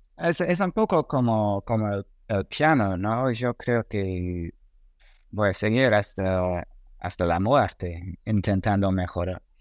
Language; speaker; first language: Spanish; non-native, fluent; English